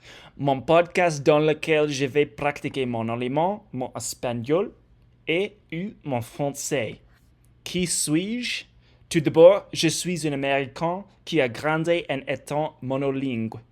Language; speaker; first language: French; non-native, learner; English